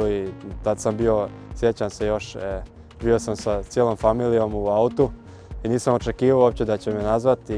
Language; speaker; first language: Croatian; early bilingual, heritage; Croatian